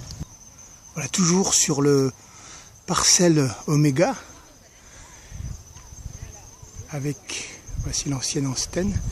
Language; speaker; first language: French; native; French